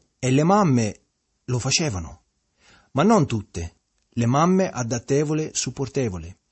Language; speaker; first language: Italian; early bilingual, heritage; Italian